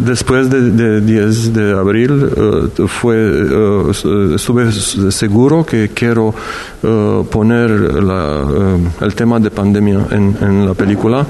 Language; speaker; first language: Spanish; non-native, learner; Romanian